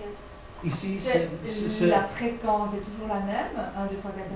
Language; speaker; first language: French; native; French